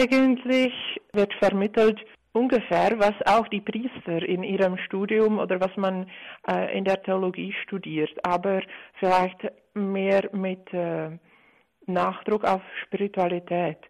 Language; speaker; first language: German; non-native, fluent; Czech